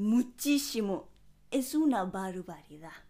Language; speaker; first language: Spanish; non-native, fluent; Japanese